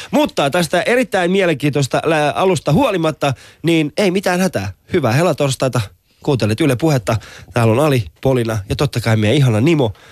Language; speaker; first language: Finnish; early bilingual, other home language; Persian